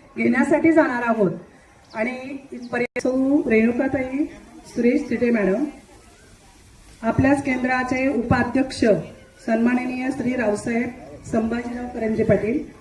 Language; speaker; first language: Marathi; native; Marathi